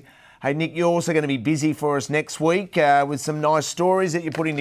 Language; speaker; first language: English; native; English